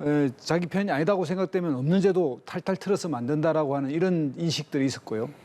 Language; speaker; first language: Korean; native; Korean